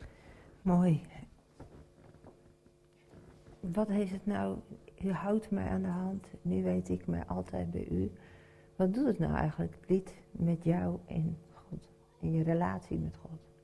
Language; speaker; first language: Dutch; native; Dutch